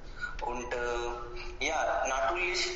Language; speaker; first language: German; non-native, learner; Hindi